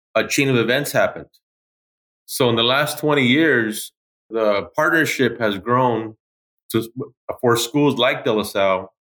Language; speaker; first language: English; native; English